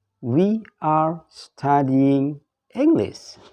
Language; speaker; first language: English; non-native, fluent; Indonesian